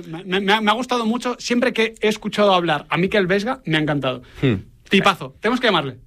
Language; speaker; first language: Spanish; native; Spanish